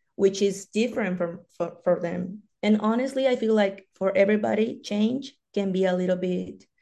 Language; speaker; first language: English; non-native, fluent; Spanish